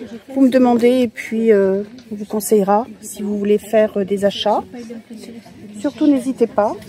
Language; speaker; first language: French; native; French